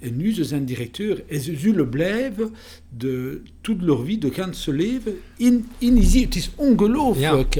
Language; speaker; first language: Dutch; non-native, learner; French